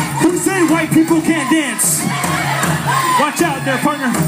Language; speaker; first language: English; native; English